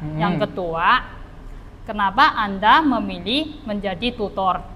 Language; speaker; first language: Indonesian; non-native, fluent; Chinese